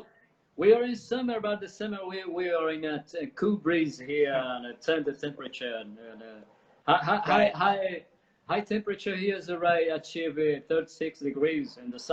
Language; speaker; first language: English; non-native, fluent; Portuguese